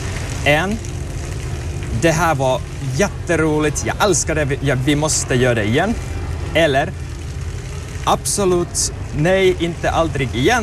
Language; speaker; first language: Swedish; non-native, local second language; Finnish